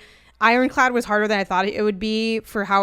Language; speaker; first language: English; native; English